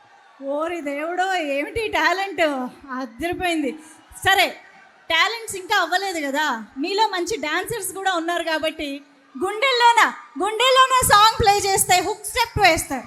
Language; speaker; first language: Telugu; native; Telugu